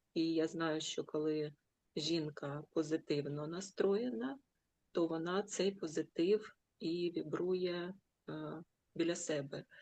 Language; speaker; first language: Ukrainian; non-native, local second language; Russian